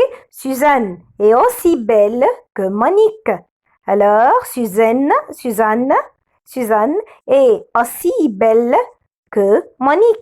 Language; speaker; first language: French; non-native, fluent; Arabic